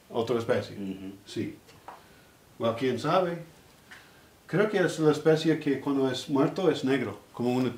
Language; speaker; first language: Spanish; non-native, learner; English